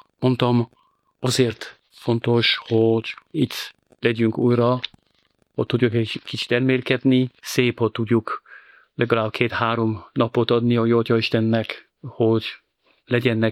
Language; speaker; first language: Hungarian; non-native, fluent; French